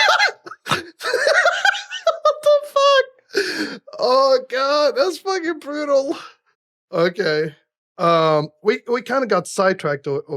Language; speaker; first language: English; native; English